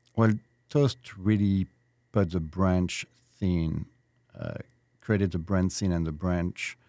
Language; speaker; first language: English; non-native, fluent; French